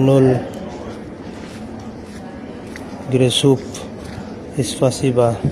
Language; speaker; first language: Russian; non-native, learner; Bangla